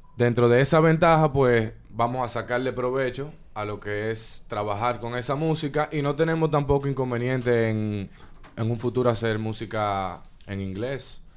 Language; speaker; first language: Spanish; native; Spanish